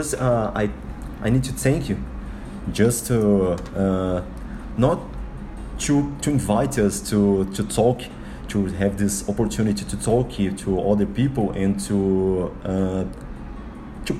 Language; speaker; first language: English; non-native, learner; Portuguese